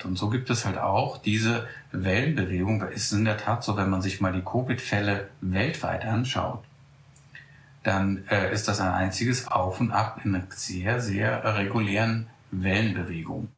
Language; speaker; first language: German; native; German